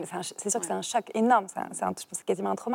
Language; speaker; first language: French; native; French